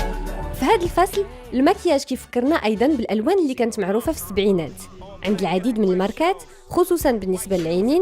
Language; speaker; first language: Arabic; native; Arabic